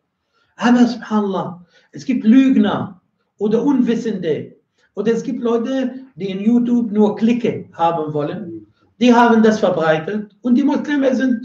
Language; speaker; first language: German; non-native, fluent; Arabic